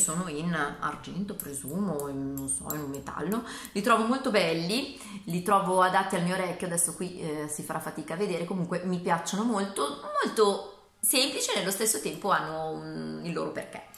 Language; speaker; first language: Italian; native; Italian